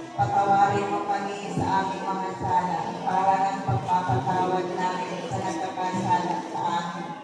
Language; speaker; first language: Filipino; non-native, local second language; Waray